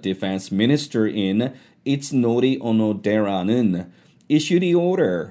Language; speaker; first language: English; non-native, fluent; Korean